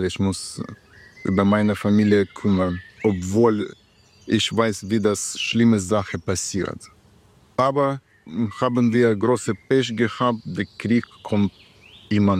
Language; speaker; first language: German; non-native, learner; Russian